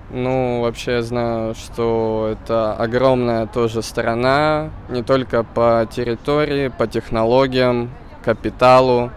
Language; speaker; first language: Russian; native; Russian